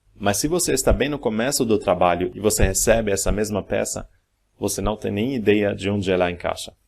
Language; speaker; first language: Portuguese; non-native, fluent; German